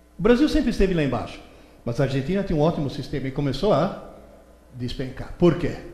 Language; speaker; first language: Portuguese; early bilingual, other home language; Italian